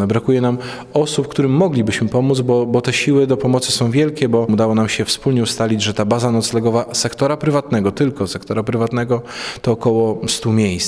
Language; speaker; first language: Polish; native; Polish